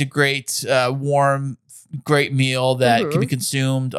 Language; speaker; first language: English; native; English